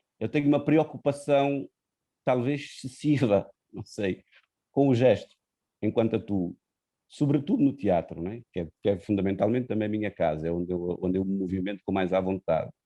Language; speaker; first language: Portuguese; non-native, local second language; Kabuverdianu